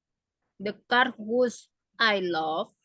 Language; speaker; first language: English; non-native, fluent; Indonesian